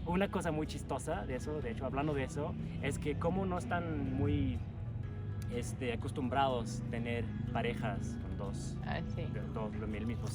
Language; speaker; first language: Spanish; non-native, fluent; English